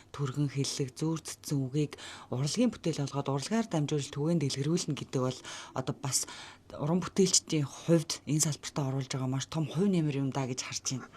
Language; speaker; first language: Mongolian; native; Mongolian